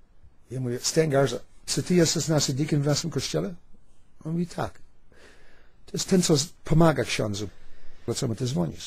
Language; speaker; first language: Polish; early bilingual, heritage; Polish